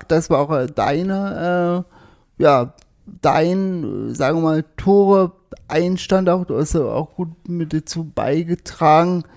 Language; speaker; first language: German; native; German